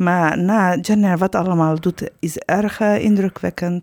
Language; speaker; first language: Dutch; non-native, fluent; Turkish